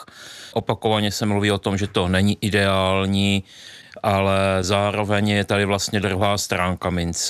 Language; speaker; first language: Czech; native; Czech